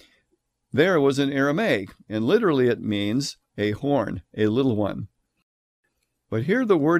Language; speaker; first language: English; native; English